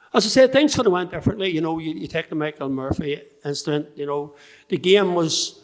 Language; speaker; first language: English; native; English